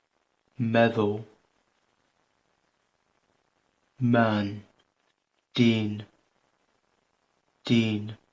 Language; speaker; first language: Welsh; non-native, learner; English